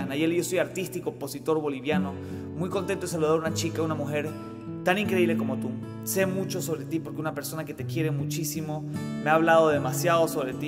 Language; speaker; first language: Spanish; native; Spanish